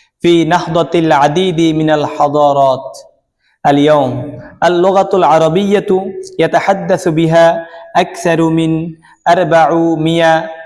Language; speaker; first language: Arabic; non-native, learner; Bangla